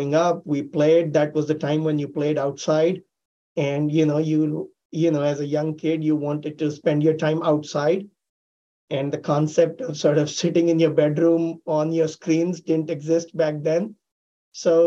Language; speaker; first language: English; non-native, local second language; Hindi